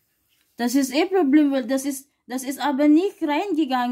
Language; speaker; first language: German; non-native, learner; Filipino